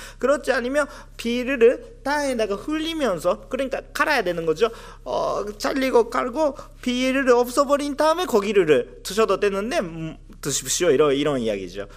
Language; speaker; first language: Korean; non-native, fluent; Japanese